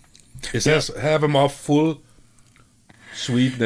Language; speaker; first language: English; non-native, fluent; Danish